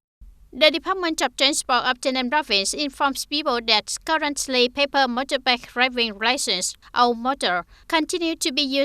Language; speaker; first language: English; non-native, fluent; Vietnamese